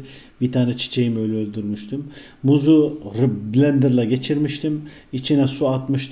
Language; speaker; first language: Turkish; native; Turkish